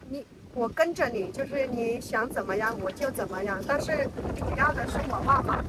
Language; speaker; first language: Chinese; non-native, fluent; Vietnamese